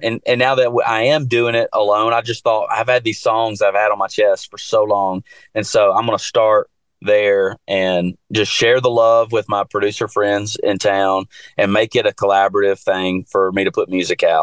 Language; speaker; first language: English; native; English